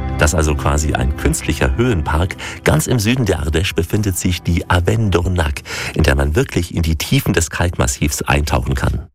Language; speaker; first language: German; native; German